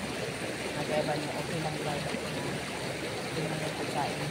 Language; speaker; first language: Filipino; non-native, local second language; Cebuano